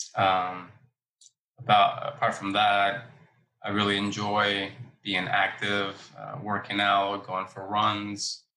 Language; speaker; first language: English; early bilingual, other home language; Spanish